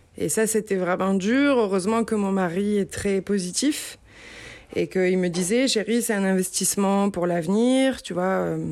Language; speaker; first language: French; native; French